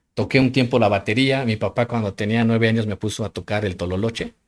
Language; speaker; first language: Spanish; native; Spanish